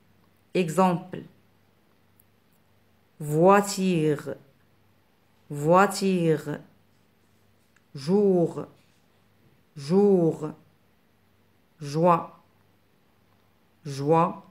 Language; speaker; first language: French; non-native, fluent; Arabic